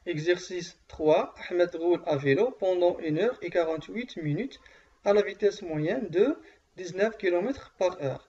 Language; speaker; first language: French; non-native, local second language; Arabic